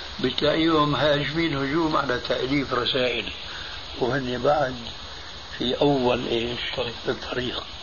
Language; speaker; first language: Arabic; early bilingual, other home language; Albanian